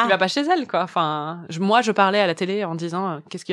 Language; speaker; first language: French; native; French